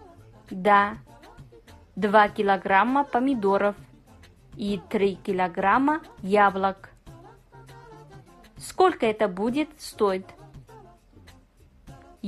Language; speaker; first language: Russian; non-native, fluent; Kazakh